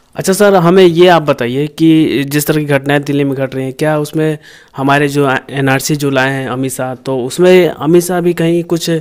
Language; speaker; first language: Hindi; native; Hindi